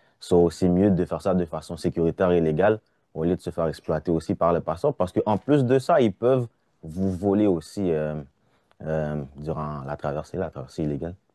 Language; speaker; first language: French; non-native, local second language; Haitian Creole